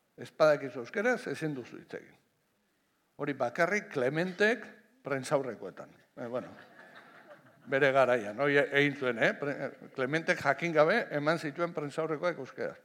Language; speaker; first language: Basque; non-native, local second language; Spanish